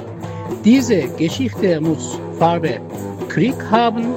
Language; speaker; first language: German; non-native, learner; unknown